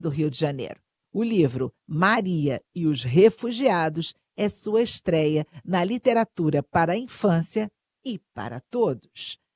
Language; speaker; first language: Portuguese; early bilingual, other home language; Spanish